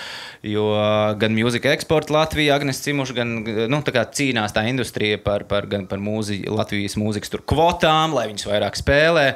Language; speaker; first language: Latvian; native; Latvian